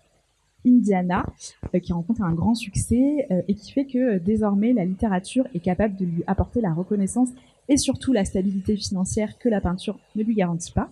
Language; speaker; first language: French; native; French